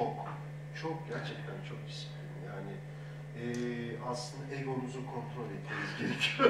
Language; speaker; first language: Turkish; native; Turkish